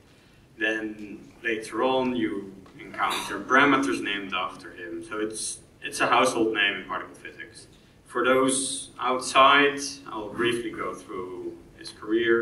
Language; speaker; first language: English; non-native, fluent; Spanish